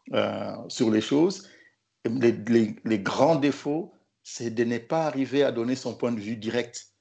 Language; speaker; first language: French; non-native, local second language; Lingala